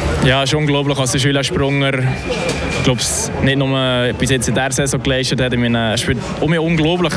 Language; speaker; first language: German; native; German